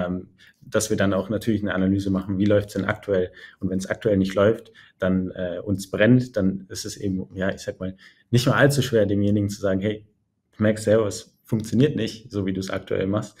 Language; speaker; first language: German; native; German